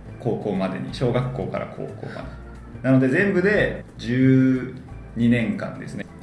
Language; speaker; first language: Japanese; native; Japanese